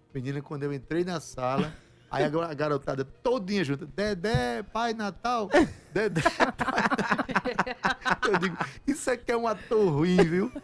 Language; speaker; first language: Portuguese; native; Portuguese